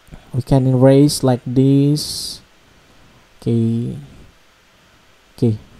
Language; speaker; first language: English; non-native, learner; Indonesian